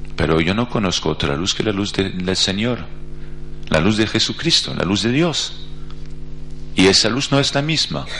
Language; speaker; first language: Spanish; non-native, fluent; French